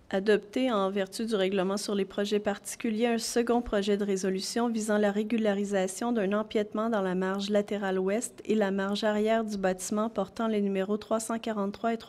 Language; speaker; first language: French; native; French